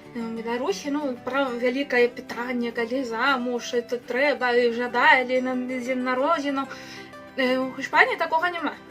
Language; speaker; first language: Belarusian; non-native, fluent; Spanish